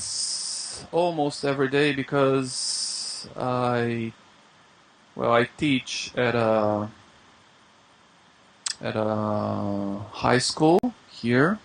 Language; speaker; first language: English; non-native, fluent; Portuguese